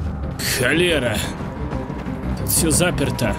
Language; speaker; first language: Russian; native; Russian